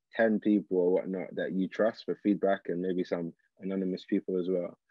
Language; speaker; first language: English; native; English